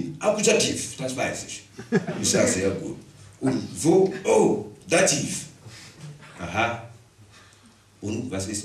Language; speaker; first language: German; non-native, local second language; Wolof